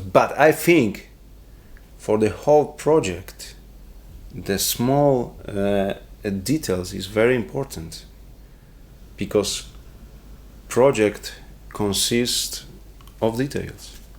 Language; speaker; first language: English; non-native, learner; Polish